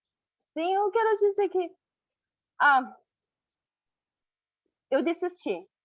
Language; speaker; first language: Portuguese; non-native, learner; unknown